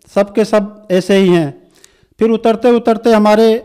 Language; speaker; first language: Hindi; native; Hindi